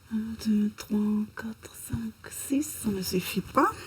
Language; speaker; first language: French; non-native, learner; German